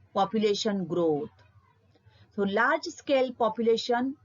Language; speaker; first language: English; non-native, local second language; Marathi